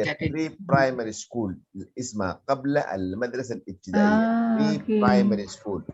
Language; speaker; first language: Arabic; native; Arabic